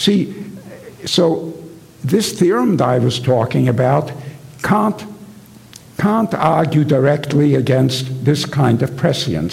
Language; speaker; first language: English; native; English